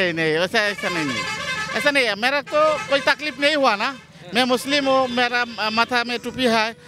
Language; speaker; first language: Hindi; non-native, learner; Bangla